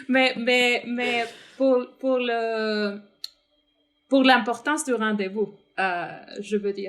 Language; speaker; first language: French; non-native, fluent; Spanish